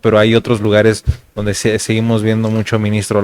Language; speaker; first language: Spanish; native; Spanish